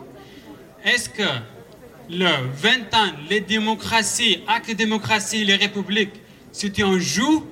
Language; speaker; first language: French; non-native, learner; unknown